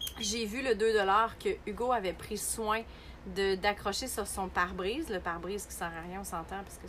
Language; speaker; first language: French; native; French